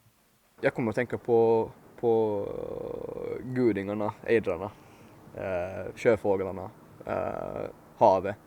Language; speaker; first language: Swedish; native; Swedish